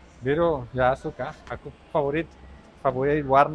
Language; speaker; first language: Indonesian; non-native, learner; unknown